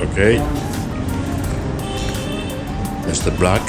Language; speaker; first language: English; non-native, fluent; Khmer